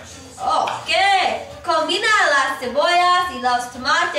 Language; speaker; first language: Spanish; non-native, learner; English